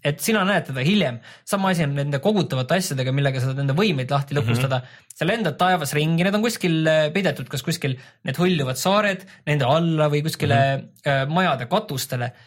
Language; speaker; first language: Estonian; native; Estonian